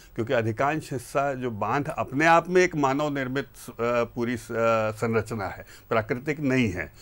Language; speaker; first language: Hindi; native; Hindi